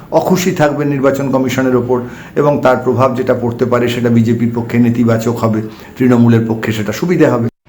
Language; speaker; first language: Bangla; native; Bangla